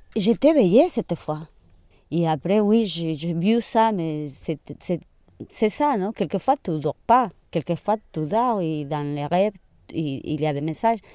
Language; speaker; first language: French; non-native, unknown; Spanish